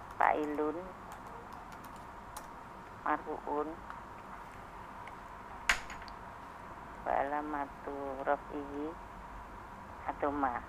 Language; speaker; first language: Arabic; non-native, learner; Indonesian